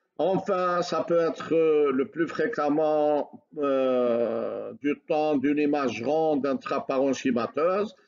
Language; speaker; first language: French; non-native, local second language; Arabic